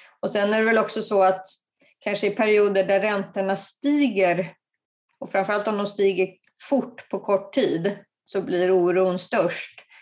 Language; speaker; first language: Swedish; native; Swedish